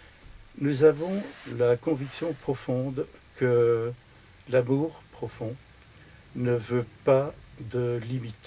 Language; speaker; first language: French; native; French